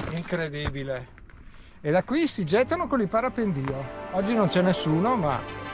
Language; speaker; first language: Italian; native; Italian